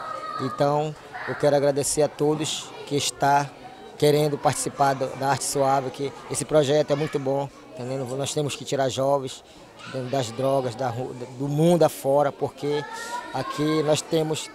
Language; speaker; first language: Portuguese; native; Portuguese